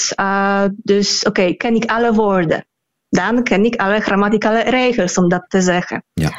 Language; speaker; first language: Dutch; non-native, fluent; Polish